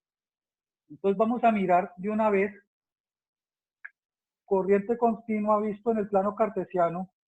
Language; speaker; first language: Spanish; native; Spanish